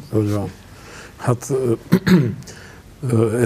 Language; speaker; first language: Hungarian; non-native, local second language; Romanian